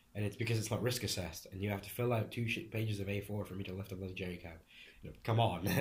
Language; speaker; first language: English; early bilingual, other home language; Hungarian